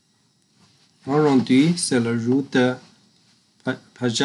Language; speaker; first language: French; non-native, learner; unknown